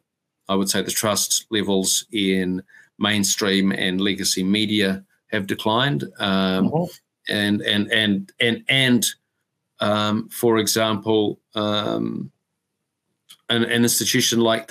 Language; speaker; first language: English; native; English